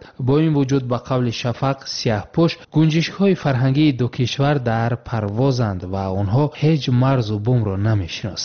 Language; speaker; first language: Tajik; native; Tajik